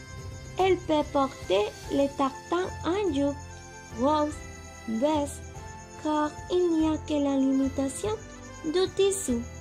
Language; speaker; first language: French; non-native, learner; Spanish